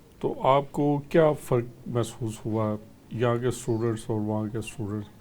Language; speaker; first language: Urdu; native; Urdu